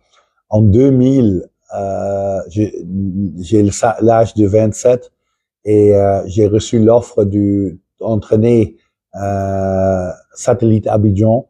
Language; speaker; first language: French; non-native, fluent; Dutch